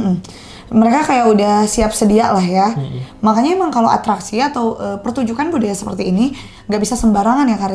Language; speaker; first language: Indonesian; native; Indonesian